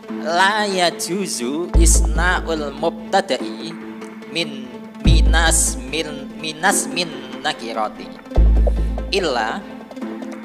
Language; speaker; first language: Arabic; non-native, fluent; Indonesian